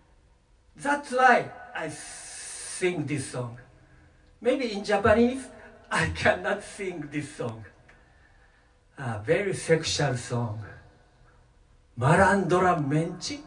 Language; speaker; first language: English; non-native, learner; Japanese